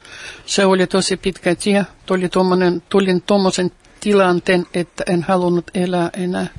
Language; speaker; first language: Finnish; non-native, fluent; Russian